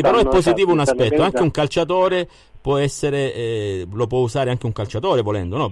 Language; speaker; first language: Italian; native; Italian